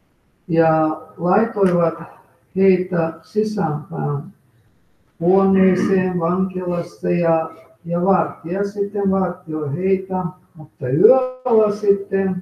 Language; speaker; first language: Finnish; non-native, fluent; Russian